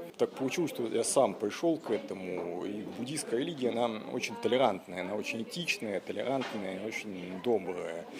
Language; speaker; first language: Russian; native; Russian